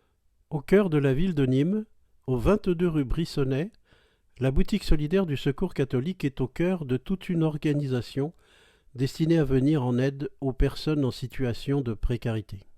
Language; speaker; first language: French; native; French